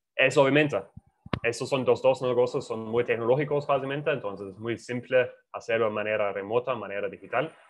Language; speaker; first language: Spanish; non-native, fluent; German